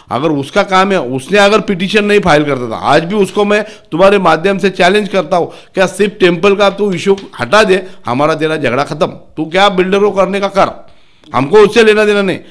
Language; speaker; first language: Hindi; non-native, local second language; Marathi